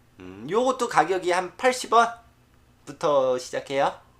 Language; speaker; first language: Korean; native; Korean